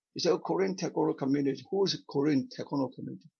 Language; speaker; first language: English; non-native, fluent; Vietnamese